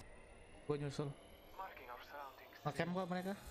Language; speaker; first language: Indonesian; native; Indonesian